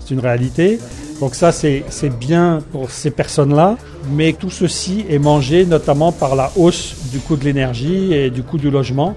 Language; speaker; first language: French; native; French